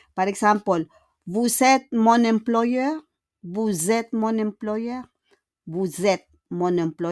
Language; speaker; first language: French; non-native, fluent; Filipino